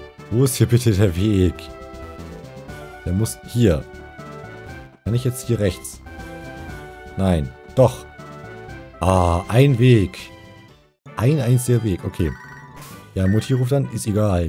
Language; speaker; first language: German; native; German